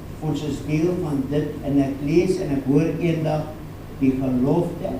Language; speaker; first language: Afrikaans; non-native, local second language; English